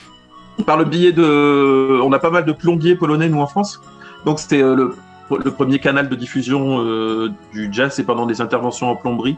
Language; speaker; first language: French; native; French